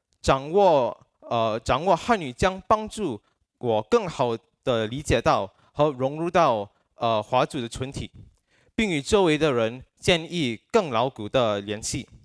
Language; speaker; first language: Chinese; non-native, local second language; English